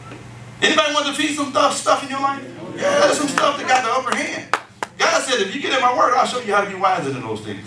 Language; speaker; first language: English; native; English